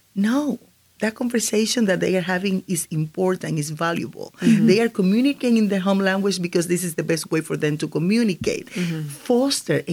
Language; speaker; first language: English; non-native, fluent; Spanish